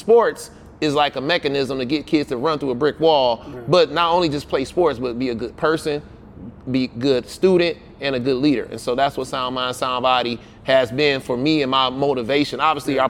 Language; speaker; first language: English; native; English